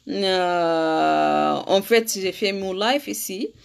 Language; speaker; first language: French; non-native, learner; Arabic